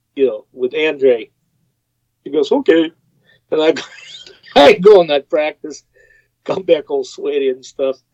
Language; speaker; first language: English; non-native, fluent; Russian